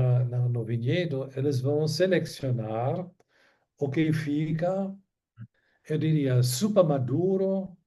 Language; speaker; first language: Portuguese; non-native, fluent; German